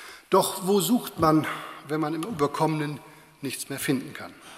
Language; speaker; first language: German; native; German